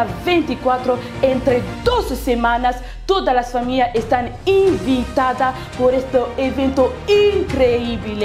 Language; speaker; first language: Spanish; non-native, learner; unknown